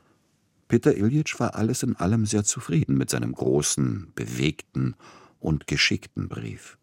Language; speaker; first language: German; native; German